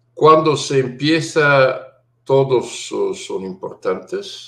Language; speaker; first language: Spanish; non-native, fluent; Italian